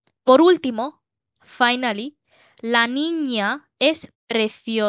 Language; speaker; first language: Spanish; non-native, fluent; Bangla